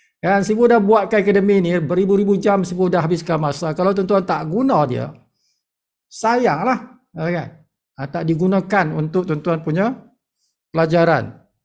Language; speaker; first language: Malay; native; Malay